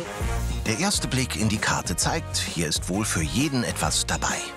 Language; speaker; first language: German; native; German